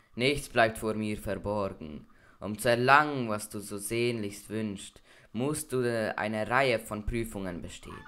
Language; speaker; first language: German; native; German